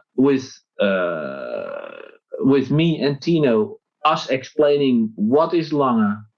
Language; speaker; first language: English; non-native, fluent; Dutch